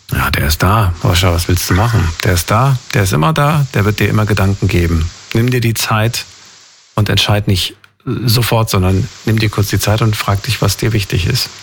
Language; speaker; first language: German; native; German